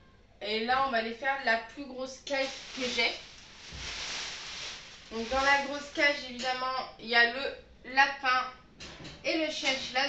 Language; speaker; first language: French; native; French